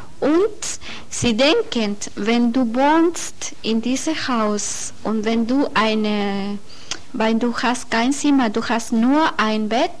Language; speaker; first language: German; non-native, learner; Spanish